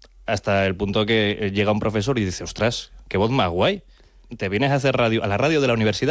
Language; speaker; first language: Spanish; native; Spanish